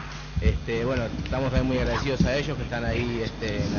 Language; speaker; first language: Spanish; native; Spanish